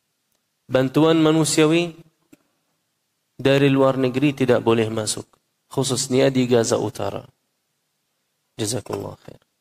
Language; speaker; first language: Indonesian; non-native, fluent; Arabic